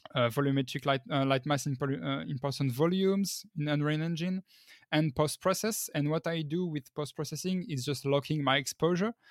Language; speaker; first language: English; non-native, fluent; French